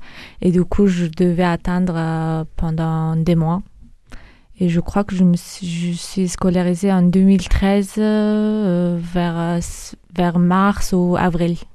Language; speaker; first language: French; early bilingual, other home language; Mongolian